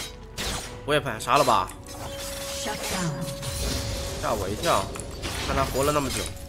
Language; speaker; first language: Chinese; native; Chinese